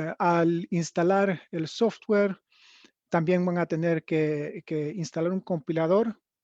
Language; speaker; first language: Spanish; non-native, fluent; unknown